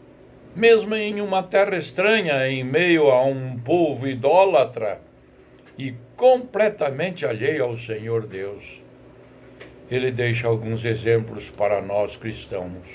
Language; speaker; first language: Portuguese; native; Portuguese